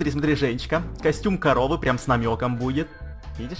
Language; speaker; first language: Russian; native; Russian